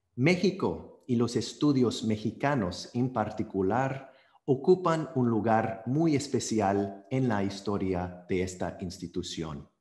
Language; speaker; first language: Spanish; non-native, fluent; English